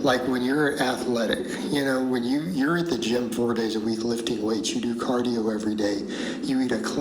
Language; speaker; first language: English; native; English